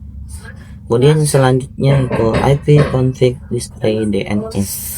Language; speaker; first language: Indonesian; native; Indonesian